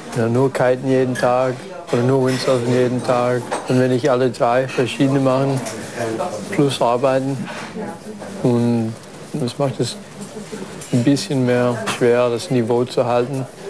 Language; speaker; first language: German; non-native, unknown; English